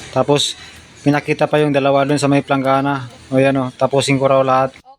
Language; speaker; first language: Filipino; native; Filipino